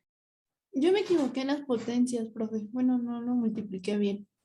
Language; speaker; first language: Spanish; native; Spanish